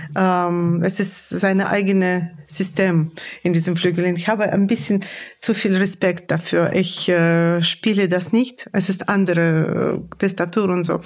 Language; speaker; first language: German; non-native, fluent; Russian